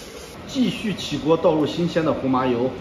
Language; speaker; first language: Chinese; native; Chinese